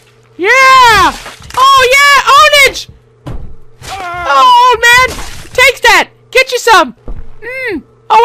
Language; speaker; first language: English; native; English